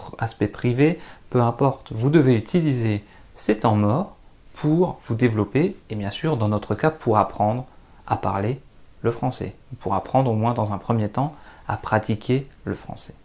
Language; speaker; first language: French; native; French